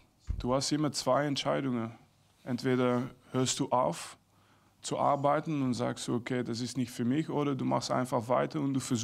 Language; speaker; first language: German; non-native, fluent; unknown